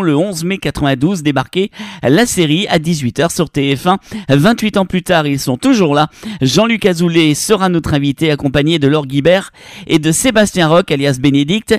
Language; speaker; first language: French; native; French